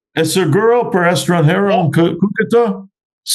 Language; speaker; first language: Spanish; non-native, learner; English